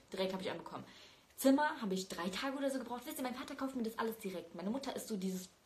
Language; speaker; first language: German; early bilingual, other home language; Turkish